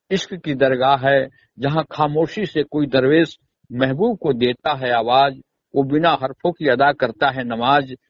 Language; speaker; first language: Hindi; native; Hindi